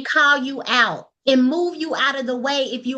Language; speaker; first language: English; native; English